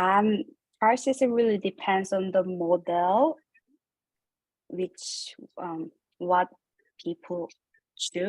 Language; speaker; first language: English; non-native, learner; Korean